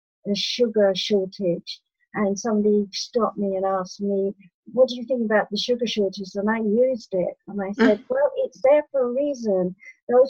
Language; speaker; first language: English; native; English